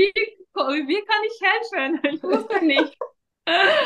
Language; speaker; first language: German; non-native, fluent; Turkish